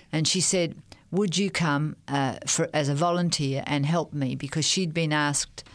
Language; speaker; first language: English; native; English